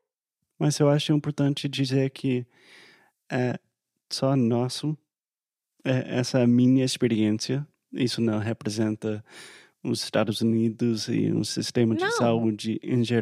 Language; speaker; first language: Portuguese; non-native, fluent; English